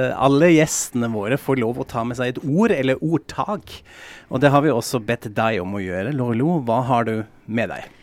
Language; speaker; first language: Norwegian; non-native, fluent; German